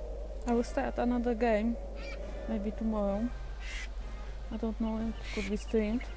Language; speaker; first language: English; non-native, fluent; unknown